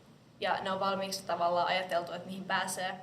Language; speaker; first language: Finnish; native; Finnish